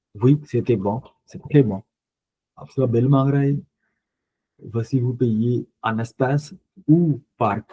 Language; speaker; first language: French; non-native, fluent; Punjabi